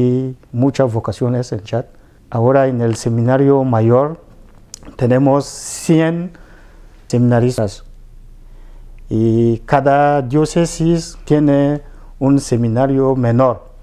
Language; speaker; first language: Spanish; non-native, fluent; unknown